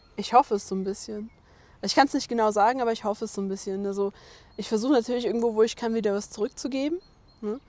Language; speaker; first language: German; native; German